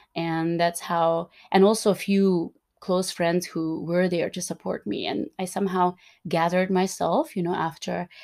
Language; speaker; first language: English; non-native, fluent; Turkmen